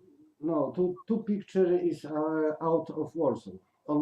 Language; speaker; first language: English; non-native, learner; Polish